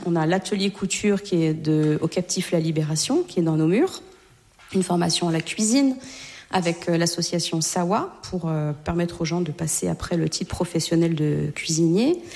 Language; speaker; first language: French; native; French